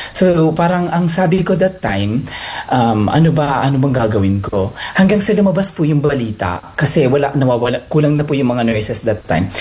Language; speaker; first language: Filipino; native; Filipino